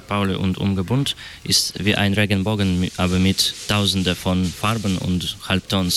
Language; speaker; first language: German; non-native, learner; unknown